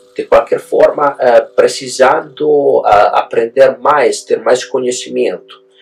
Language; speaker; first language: Portuguese; non-native, fluent; Italian